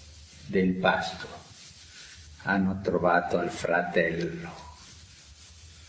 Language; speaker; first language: Italian; early bilingual, heritage; Italian